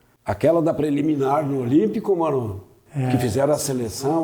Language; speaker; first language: Portuguese; native; Portuguese